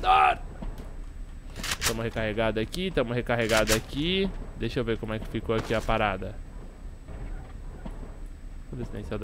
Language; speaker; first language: Portuguese; native; Portuguese